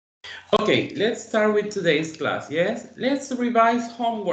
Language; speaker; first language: English; non-native, fluent; Spanish